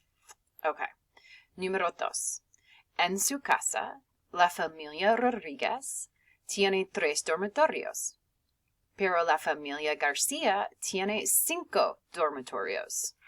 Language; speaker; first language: Spanish; non-native, fluent; English